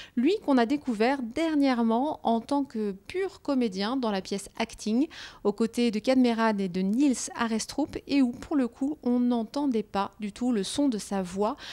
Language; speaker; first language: French; native; French